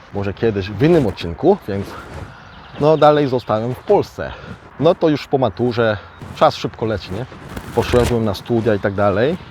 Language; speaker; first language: Polish; early bilingual, other home language; Korean